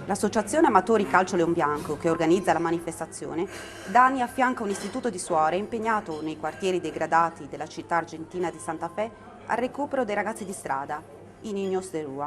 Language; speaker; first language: Italian; native; Italian